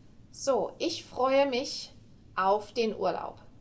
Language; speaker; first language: German; non-native, fluent; English